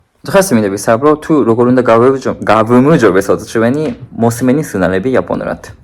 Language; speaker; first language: Georgian; non-native, fluent; Japanese